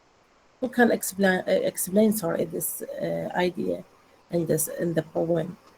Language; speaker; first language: English; non-native, learner; Arabic